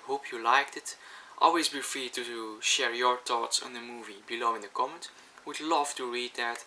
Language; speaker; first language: English; non-native, fluent; Dutch